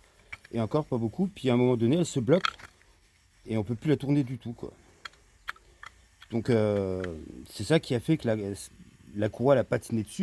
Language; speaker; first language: French; native; French